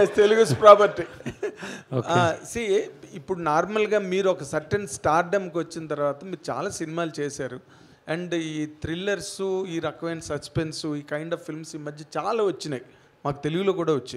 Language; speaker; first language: Telugu; native; Telugu